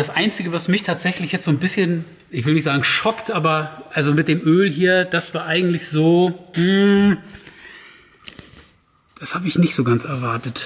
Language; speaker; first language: German; native; German